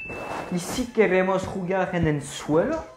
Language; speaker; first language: Spanish; non-native, learner; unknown